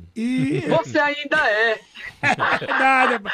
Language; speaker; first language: Portuguese; native; Portuguese